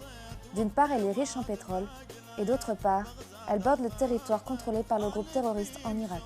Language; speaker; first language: French; native; French